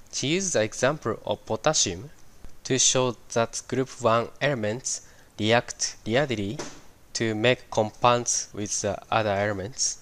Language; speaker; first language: English; non-native, fluent; Japanese